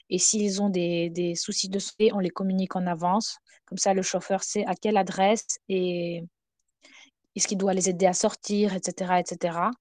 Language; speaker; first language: French; non-native, fluent; Ukrainian